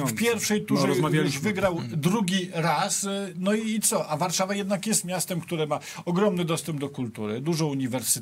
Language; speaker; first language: Polish; native; Polish